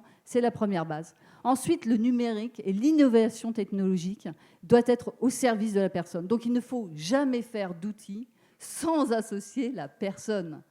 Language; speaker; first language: French; native; French